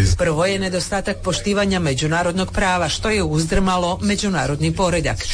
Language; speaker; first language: Croatian; native; Croatian